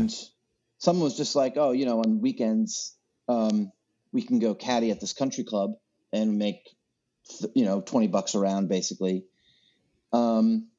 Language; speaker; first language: English; native; English